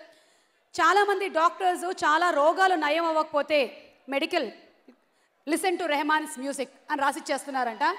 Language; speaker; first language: Telugu; native; Telugu